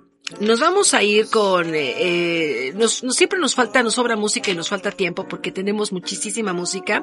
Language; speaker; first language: Spanish; native; Spanish